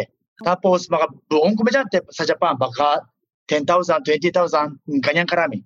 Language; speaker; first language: Filipino; non-native, learner; Japanese